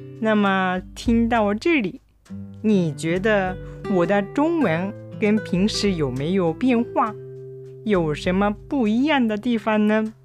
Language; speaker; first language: Chinese; non-native, fluent; Japanese